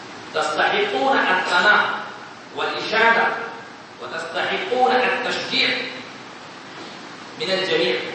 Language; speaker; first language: Arabic; non-native, fluent; Urdu